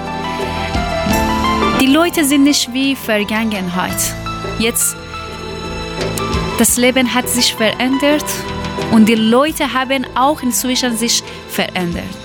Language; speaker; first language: German; non-native, learner; Persian